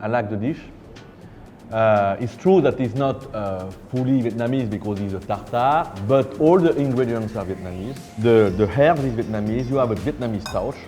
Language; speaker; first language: English; non-native, fluent; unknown